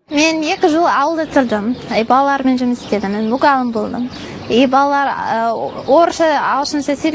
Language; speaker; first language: Kazakh; non-native, learner; English